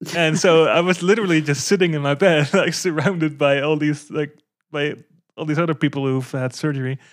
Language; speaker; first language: English; non-native, fluent; Dutch